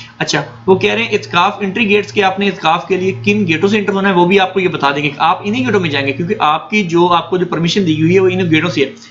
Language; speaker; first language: Hindi; non-native, local second language; Punjabi